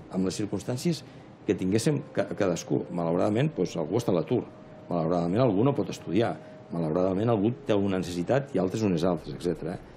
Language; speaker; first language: Catalan; native; Catalan